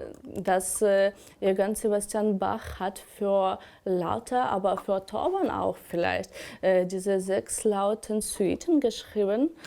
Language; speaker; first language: German; non-native, learner; Ukrainian